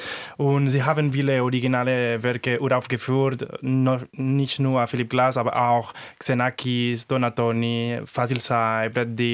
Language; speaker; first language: German; non-native, fluent; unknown